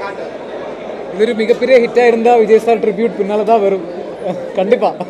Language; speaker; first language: Tamil; non-native, learner; Malayalam